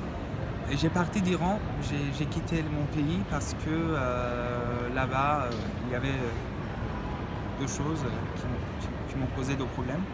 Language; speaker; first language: French; non-native, fluent; Persian